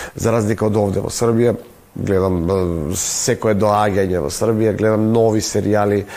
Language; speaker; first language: Macedonian; native; Macedonian